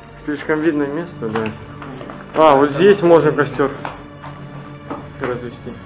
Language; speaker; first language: Russian; native; Russian